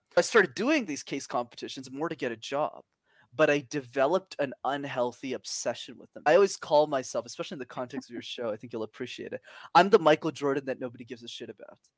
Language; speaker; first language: English; early bilingual, other home language; Tamil